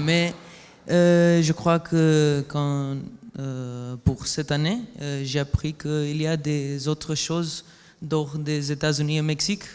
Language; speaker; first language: French; non-native, learner; Spanish